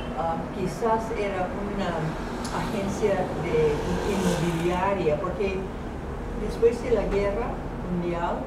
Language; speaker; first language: Spanish; non-native, fluent; English